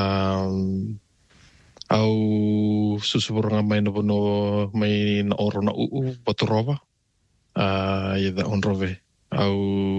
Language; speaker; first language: English; non-native, fluent; Fijian